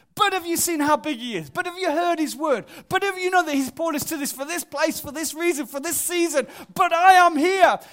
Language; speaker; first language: English; native; English